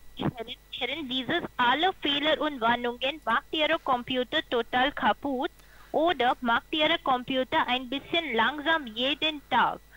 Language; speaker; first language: German; non-native, learner; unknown